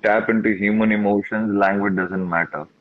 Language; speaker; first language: English; non-native, local second language; Tamil